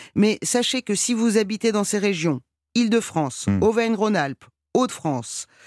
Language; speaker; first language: French; non-native, fluent; Persian